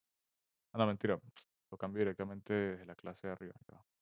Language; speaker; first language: Spanish; native; Spanish